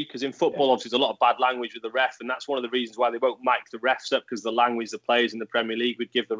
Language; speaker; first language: English; native; English